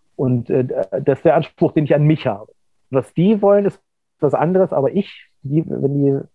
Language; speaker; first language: German; native; German